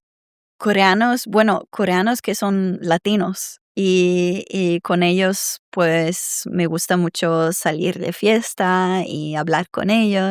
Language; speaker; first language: Spanish; non-native, fluent; Serbian